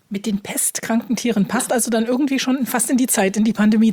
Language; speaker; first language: German; native; German